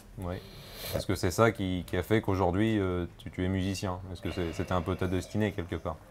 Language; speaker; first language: French; native; French